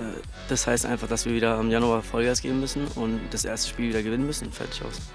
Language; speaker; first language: German; native; German